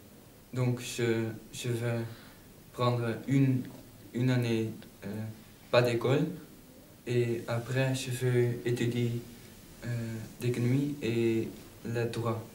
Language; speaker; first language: French; non-native, learner; Dutch